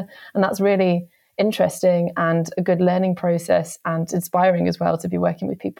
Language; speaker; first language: English; native; English